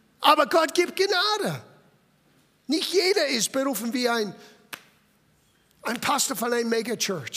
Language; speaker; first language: German; non-native, fluent; English